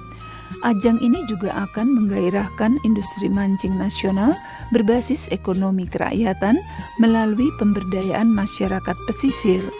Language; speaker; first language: Indonesian; native; Indonesian